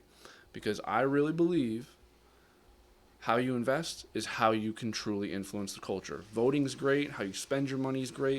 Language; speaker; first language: English; native; English